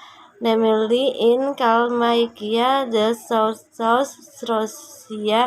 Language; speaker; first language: English; non-native, learner; Indonesian